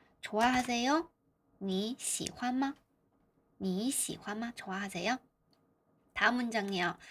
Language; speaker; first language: Korean; non-native, fluent; Chinese